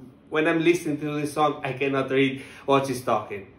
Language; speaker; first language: English; non-native, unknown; Italian